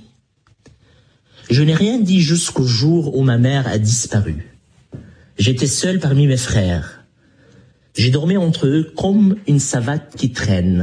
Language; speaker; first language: French; non-native, local second language; Arabic